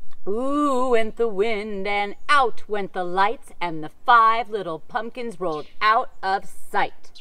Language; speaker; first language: English; native; English